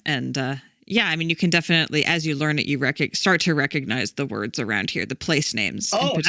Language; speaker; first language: English; native; English